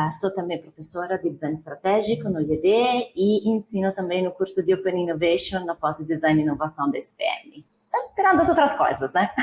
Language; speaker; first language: Portuguese; non-native, fluent; Italian